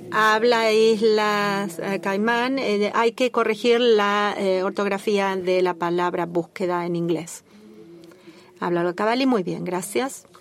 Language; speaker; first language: Spanish; native; Spanish